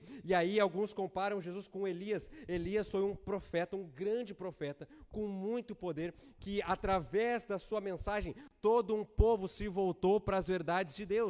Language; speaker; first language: Portuguese; native; Portuguese